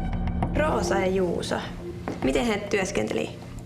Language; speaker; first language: Finnish; native; Finnish